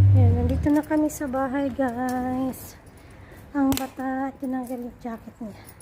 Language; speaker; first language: Filipino; non-native, local second language; Cebuano